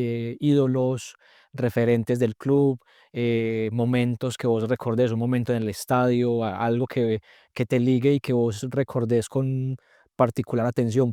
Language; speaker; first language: Spanish; native; Spanish